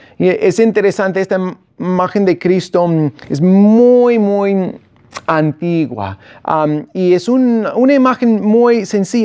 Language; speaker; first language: Spanish; non-native, fluent; English